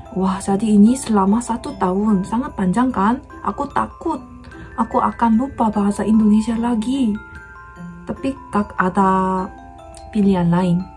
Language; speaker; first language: Indonesian; non-native, fluent; Korean